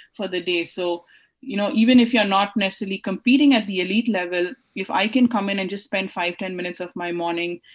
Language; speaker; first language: English; non-native, local second language; Hindi